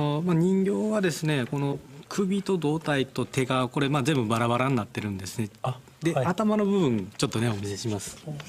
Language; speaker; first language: Japanese; native; Japanese